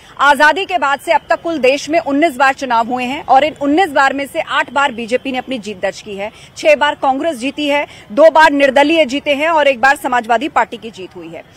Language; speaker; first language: Hindi; native; Hindi